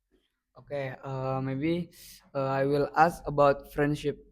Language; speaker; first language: English; non-native, learner; Indonesian